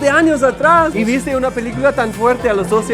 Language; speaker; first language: Spanish; non-native, fluent; English